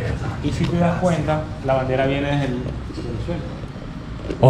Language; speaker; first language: Spanish; native; Spanish